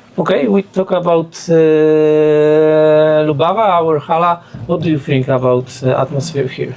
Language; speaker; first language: English; non-native, learner; Polish